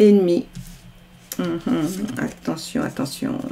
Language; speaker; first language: French; native; French